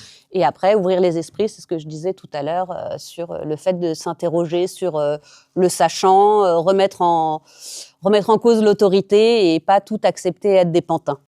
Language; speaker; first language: French; native; French